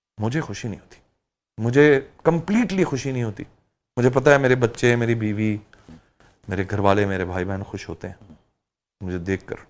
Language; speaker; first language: Urdu; early bilingual, heritage; Urdu